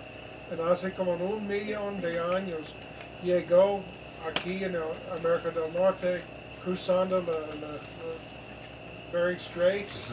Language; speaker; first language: Spanish; non-native, learner; English